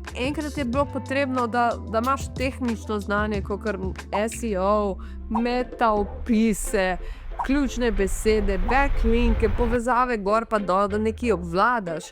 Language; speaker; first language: Slovenian; early bilingual, heritage; Portuguese